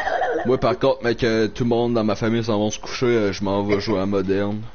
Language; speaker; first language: French; native; French